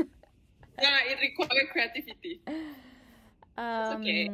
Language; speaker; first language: English; non-native, fluent; Indonesian